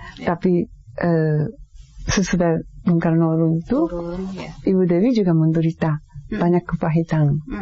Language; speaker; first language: Indonesian; non-native, fluent; Japanese